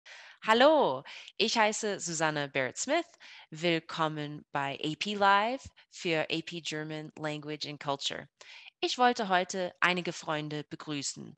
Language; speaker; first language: German; non-native, fluent; English